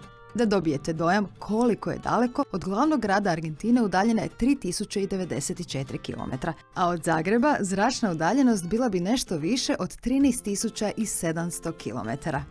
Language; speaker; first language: Croatian; native; Croatian